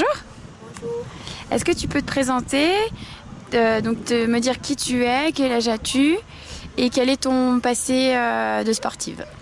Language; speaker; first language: French; native; French